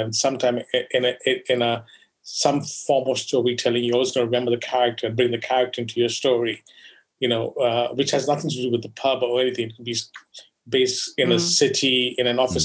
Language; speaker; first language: English; non-native, local second language; Konkani